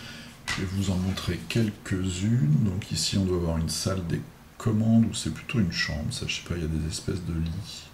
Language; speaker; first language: French; native; French